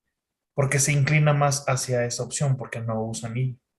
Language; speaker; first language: Spanish; non-native, fluent; English